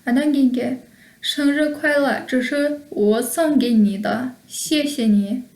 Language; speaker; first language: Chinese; non-native, fluent; Kyrgyz